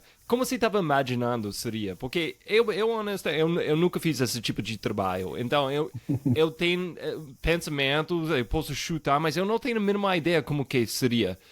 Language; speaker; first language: Portuguese; non-native, fluent; English